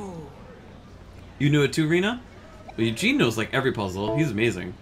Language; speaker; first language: English; native; English